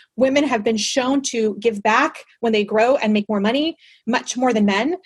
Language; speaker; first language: English; early bilingual, other home language; Spanish